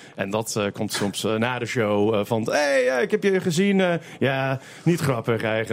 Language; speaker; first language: Dutch; non-native, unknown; English